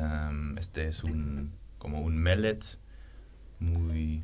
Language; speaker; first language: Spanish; non-native, learner; German